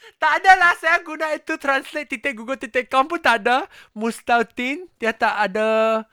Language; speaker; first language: Malay; non-native, local second language; Chinese